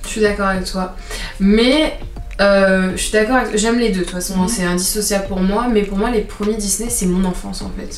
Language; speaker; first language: French; native; French